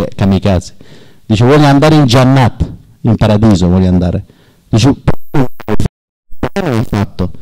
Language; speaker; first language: Italian; non-native, learner; Persian